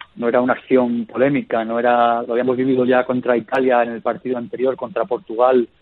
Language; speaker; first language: Spanish; native; Spanish